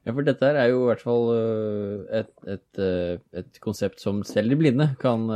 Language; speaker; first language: Norwegian; native; Norwegian